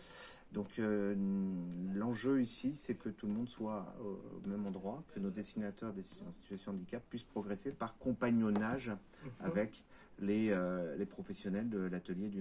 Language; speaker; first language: French; native; French